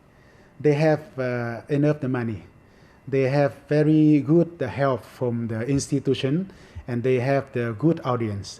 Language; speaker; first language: English; non-native, fluent; Vietnamese